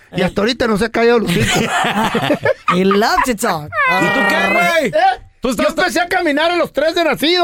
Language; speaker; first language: Spanish; native; Spanish